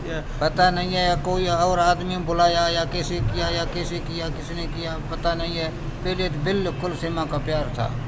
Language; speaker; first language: Hindi; non-native, learner; Baluchi